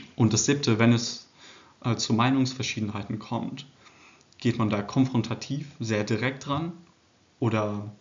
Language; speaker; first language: German; early bilingual, heritage; English